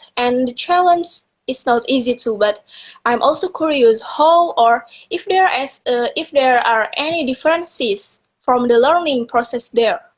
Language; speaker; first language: English; non-native, learner; Indonesian